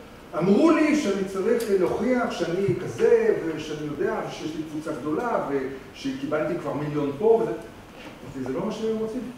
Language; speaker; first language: Hebrew; non-native, fluent; French